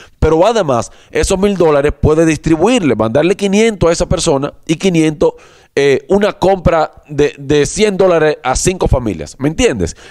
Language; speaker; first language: Spanish; native; Spanish